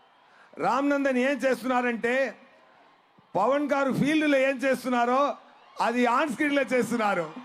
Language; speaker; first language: Telugu; non-native, learner; Tamil